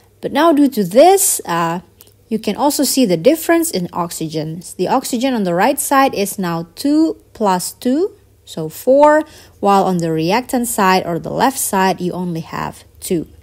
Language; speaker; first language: English; non-native, fluent; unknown